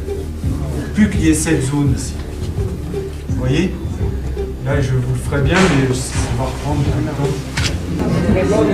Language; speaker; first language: French; native; French